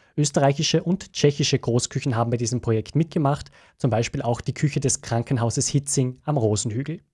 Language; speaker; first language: German; native; German